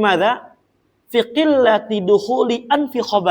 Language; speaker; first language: Arabic; non-native, fluent; Indonesian